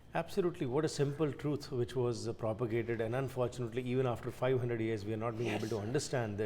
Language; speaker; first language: English; non-native, local second language; Punjabi